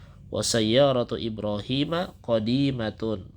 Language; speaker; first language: Arabic; non-native, fluent; Indonesian